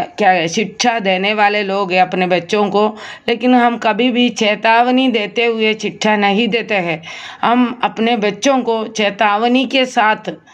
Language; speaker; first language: Hindi; non-native, local second language; Malayalam